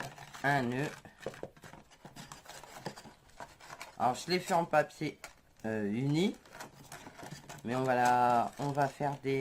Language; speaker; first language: French; native; French